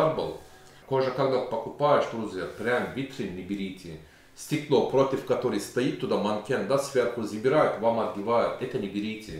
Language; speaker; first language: Russian; non-native, learner; Turkish